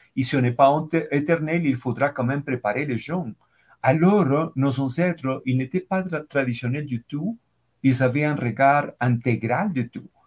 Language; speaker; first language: French; non-native, fluent; Spanish